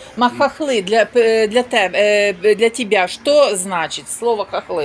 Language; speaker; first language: Russian; non-native, local second language; Ukrainian